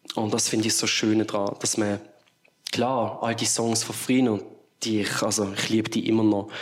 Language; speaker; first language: German; native; German